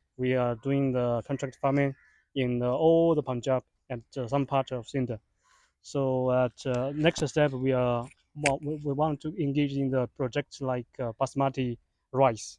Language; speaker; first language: English; non-native, fluent; Chinese